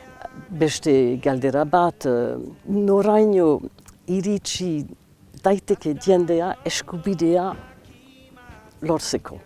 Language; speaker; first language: Basque; non-native, local second language; English